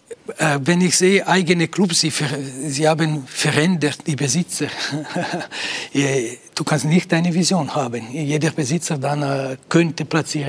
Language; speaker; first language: German; non-native, local second language; Italian